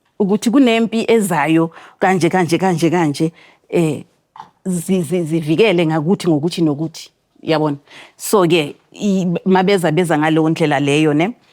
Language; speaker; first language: Zulu; native; Zulu